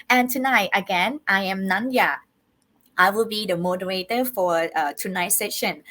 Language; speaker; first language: English; non-native, fluent; Thai